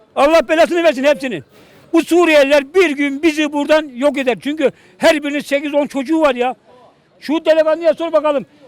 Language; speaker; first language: Turkish; native; Turkish